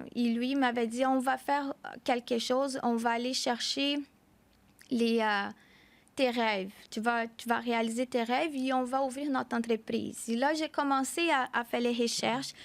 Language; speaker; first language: French; non-native, fluent; Portuguese